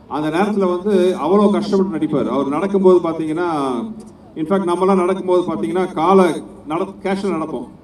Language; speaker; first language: Tamil; native; Tamil